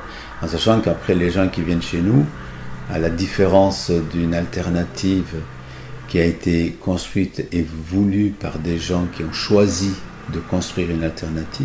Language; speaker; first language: French; native; French